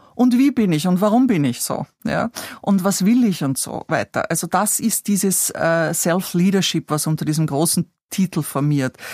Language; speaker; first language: German; native; German